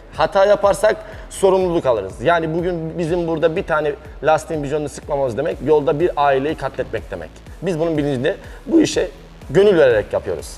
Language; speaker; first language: Turkish; native; Turkish